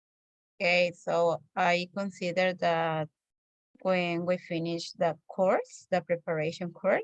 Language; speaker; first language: English; non-native, learner; Spanish